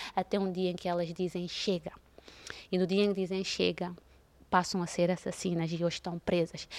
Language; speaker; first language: Portuguese; non-native, local second language; Kabuverdianu